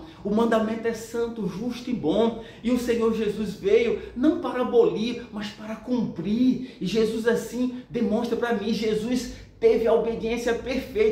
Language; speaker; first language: Portuguese; native; Portuguese